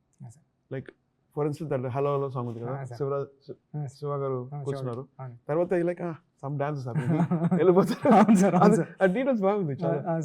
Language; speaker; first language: Telugu; non-native, learner; Tamil